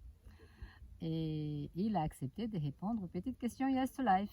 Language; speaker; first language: French; native; French